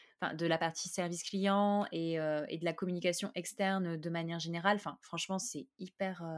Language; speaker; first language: French; native; French